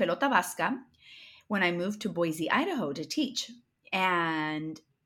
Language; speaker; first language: English; early bilingual, other home language; Spanish